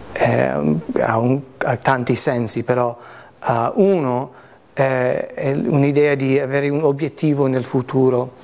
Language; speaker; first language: Italian; non-native, fluent; English